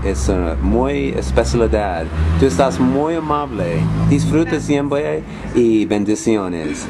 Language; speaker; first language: Spanish; non-native, learner; English